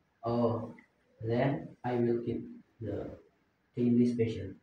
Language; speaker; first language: English; non-native, learner; Indonesian